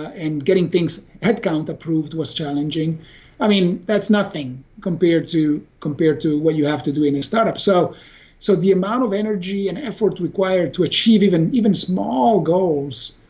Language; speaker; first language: English; non-native, fluent; Italian